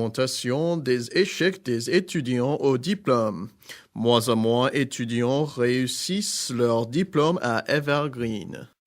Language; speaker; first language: French; non-native, learner; English